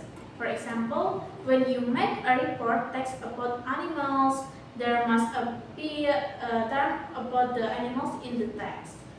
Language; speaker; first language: English; non-native, learner; Indonesian